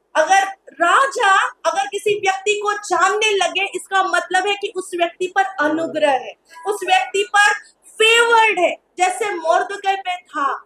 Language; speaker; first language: Hindi; non-native, local second language; Marathi